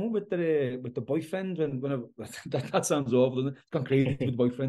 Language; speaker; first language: English; native; English